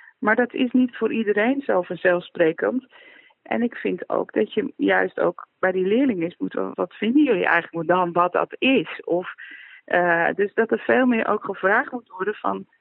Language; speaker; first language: Dutch; native; Dutch